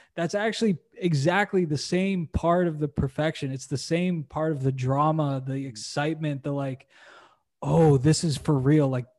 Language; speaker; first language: English; native; English